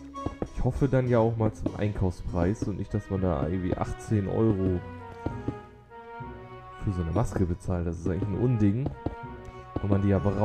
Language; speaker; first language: German; native; German